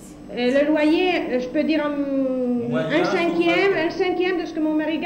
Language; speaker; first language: French; non-native, fluent; Italian